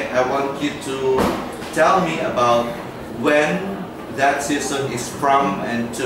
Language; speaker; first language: English; non-native, fluent; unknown